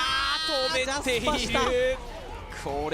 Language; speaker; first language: Japanese; native; Japanese